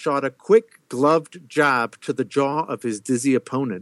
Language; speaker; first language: English; native; English